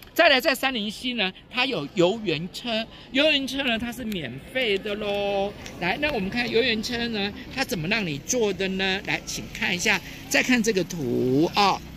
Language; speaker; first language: Chinese; native; Chinese